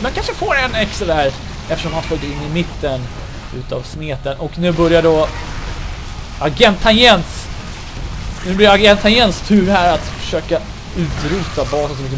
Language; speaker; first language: Swedish; native; Swedish